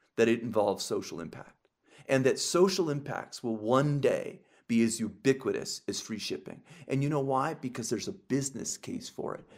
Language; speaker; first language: English; native; English